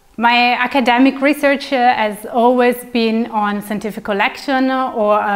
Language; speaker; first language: English; non-native, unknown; Italian